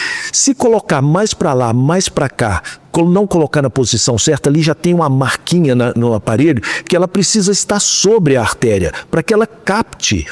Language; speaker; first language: Portuguese; native; Portuguese